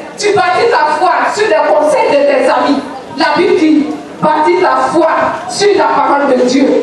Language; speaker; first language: French; non-native, local second language; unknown